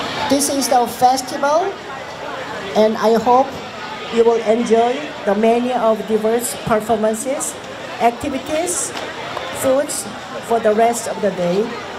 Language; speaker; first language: English; non-native, fluent; Korean